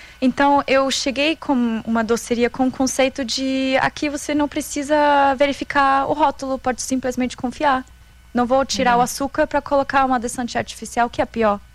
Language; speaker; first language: Portuguese; non-native, fluent; German